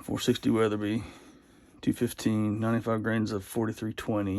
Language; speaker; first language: English; native; English